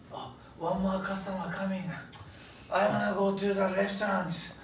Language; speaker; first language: English; non-native, learner; Japanese